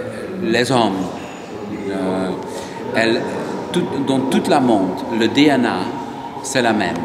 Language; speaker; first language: French; non-native, local second language; Dutch